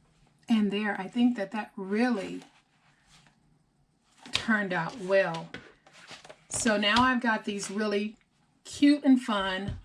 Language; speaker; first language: English; native; English